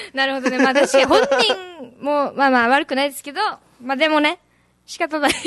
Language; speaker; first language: Japanese; native; Japanese